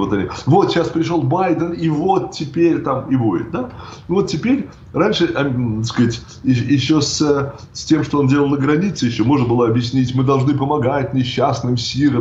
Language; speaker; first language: Russian; native; Russian